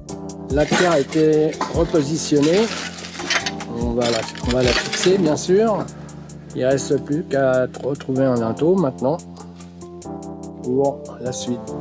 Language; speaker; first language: French; native; French